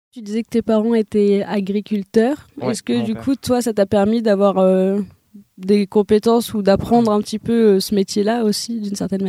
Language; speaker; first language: French; native; French